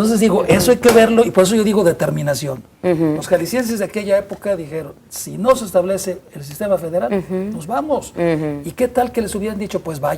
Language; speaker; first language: Spanish; native; Spanish